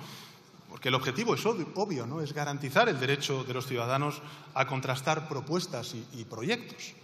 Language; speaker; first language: Spanish; native; Spanish